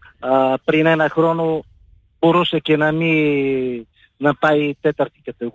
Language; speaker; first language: Greek; non-native, fluent; Bulgarian